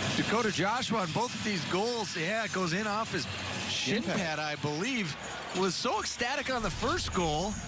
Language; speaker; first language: English; native; English